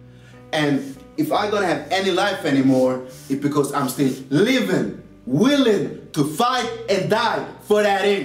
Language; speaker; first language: English; non-native, fluent; Swedish